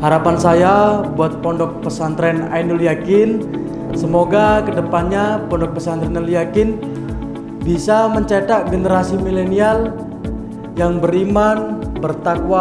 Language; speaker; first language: Indonesian; native; Indonesian